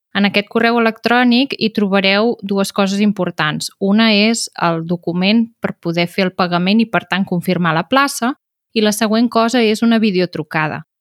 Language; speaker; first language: Catalan; native; Catalan